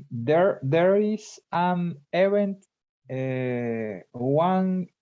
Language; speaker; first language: English; non-native, learner; Spanish